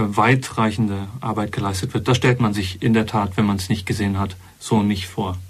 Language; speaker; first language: German; native; German